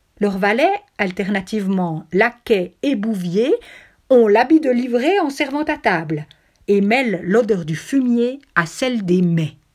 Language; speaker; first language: French; native; French